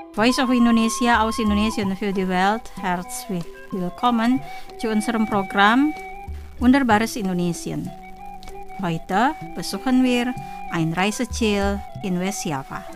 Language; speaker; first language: German; non-native, fluent; Indonesian